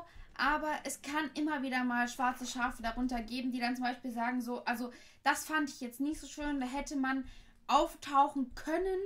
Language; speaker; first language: German; native; German